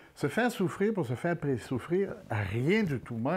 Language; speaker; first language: French; native; French